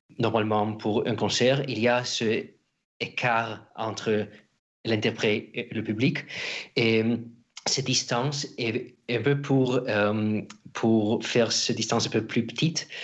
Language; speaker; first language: French; non-native, fluent; Russian